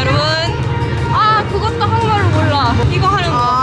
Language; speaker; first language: Korean; early bilingual, heritage; English